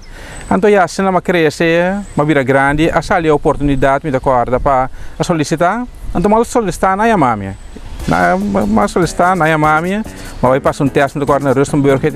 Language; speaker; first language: Dutch; non-native, local second language; Papiamento